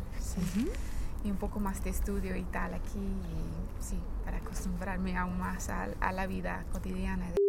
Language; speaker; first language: Spanish; non-native, fluent; English